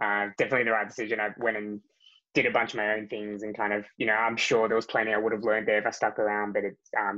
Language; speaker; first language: English; native; English